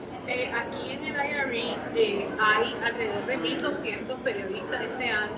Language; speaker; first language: Spanish; native; Spanish